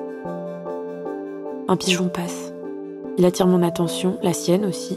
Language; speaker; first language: French; early bilingual, other home language; Arabic